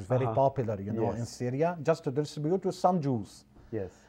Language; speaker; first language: English; non-native, fluent; Arabic